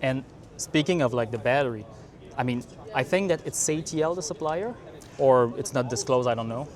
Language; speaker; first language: English; non-native, fluent; French